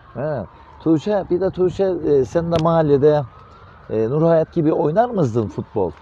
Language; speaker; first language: Turkish; native; Turkish